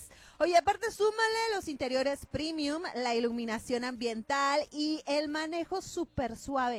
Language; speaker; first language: Spanish; native; Spanish